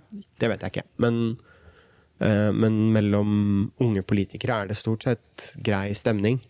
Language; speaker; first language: Norwegian; early bilingual, other home language; Kurdish